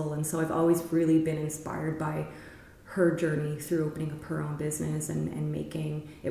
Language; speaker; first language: English; native; English